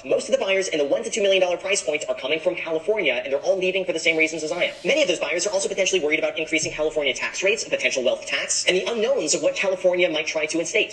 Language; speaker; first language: English; native; English